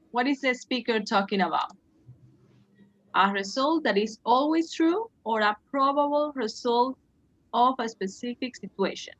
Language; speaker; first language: English; non-native, fluent; Spanish